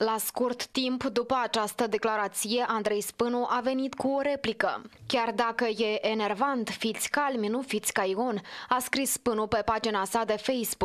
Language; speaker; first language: Romanian; native; Romanian